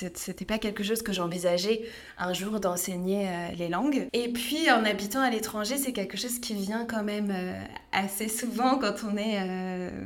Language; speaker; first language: French; native; French